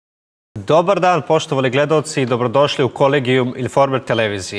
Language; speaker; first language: Serbian; native; Serbian